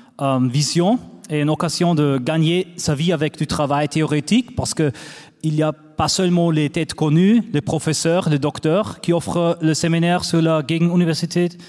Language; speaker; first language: French; non-native, fluent; German